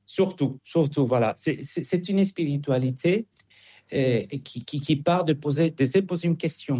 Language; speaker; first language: French; non-native, fluent; Spanish